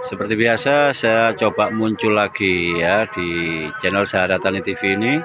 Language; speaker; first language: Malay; non-native, local second language; Javanese